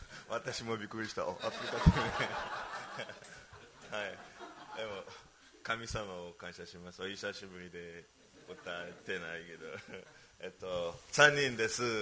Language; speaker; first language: Japanese; non-native, learner; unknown